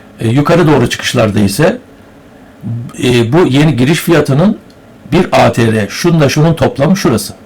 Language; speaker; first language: Turkish; native; Turkish